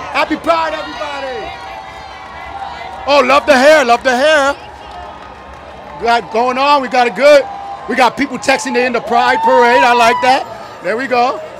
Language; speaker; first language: English; early bilingual, other home language; Spanish